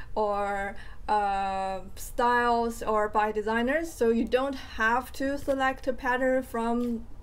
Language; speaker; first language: English; non-native, fluent; Chinese